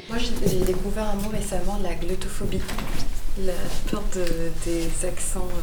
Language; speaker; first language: French; non-native, local second language; Arabic